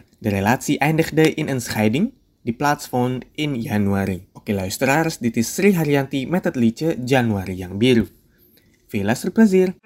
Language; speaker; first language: Dutch; non-native, fluent; Indonesian